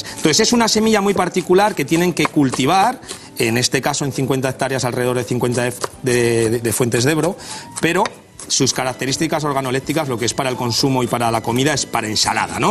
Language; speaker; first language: Spanish; native; Spanish